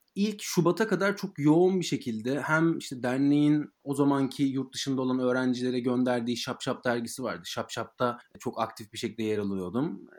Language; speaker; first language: Turkish; native; Turkish